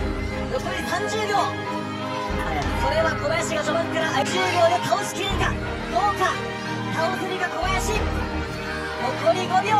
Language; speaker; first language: Japanese; native; Japanese